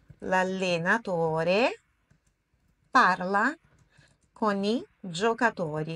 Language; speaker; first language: Italian; non-native, fluent; Portuguese